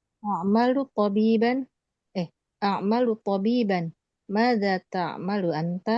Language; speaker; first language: Arabic; non-native, learner; Indonesian